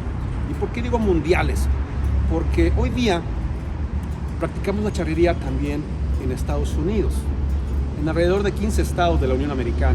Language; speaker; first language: Spanish; native; Spanish